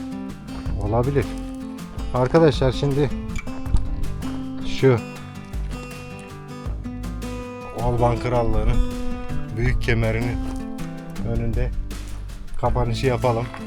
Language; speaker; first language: Turkish; native; Turkish